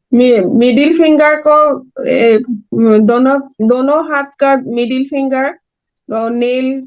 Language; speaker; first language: Hindi; non-native, local second language; Kannada